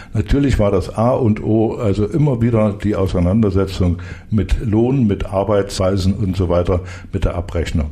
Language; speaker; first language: German; native; German